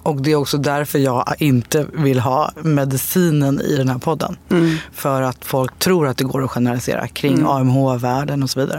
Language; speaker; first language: Swedish; native; Swedish